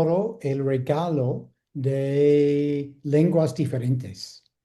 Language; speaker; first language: Spanish; non-native, fluent; English